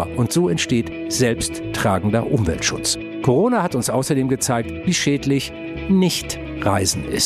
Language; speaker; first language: German; native; German